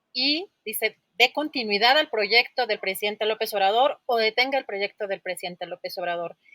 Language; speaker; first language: Spanish; native; Spanish